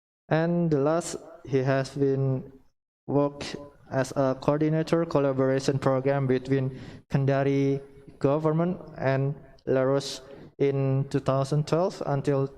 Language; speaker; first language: English; non-native, learner; Indonesian